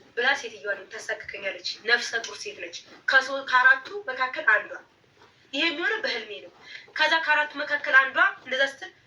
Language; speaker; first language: Amharic; native; Amharic